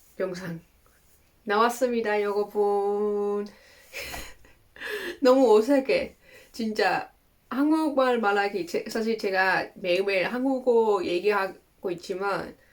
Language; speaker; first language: Korean; non-native, fluent; Dutch